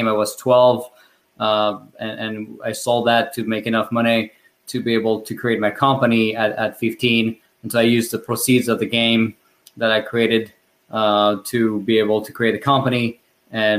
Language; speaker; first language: English; non-native, fluent; French